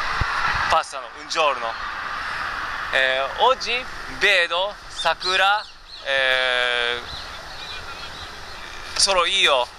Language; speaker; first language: Italian; non-native, learner; Japanese